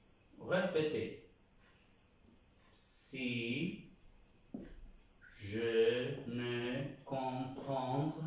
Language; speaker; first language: French; non-native, fluent; Spanish